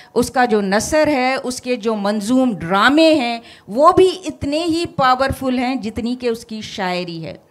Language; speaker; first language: Urdu; non-native, local second language; Sindhi